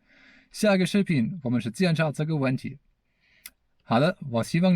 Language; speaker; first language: Chinese; non-native, learner; German